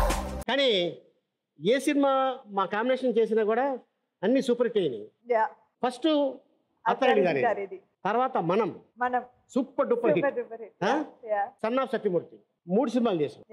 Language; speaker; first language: Telugu; native; Telugu